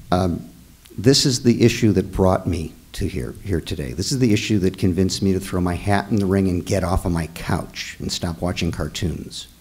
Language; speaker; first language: English; native; English